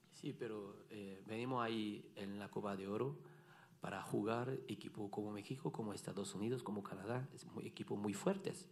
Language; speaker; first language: Spanish; non-native, learner; French